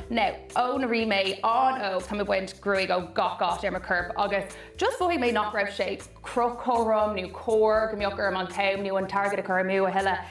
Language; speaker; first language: Irish; non-native, local second language; English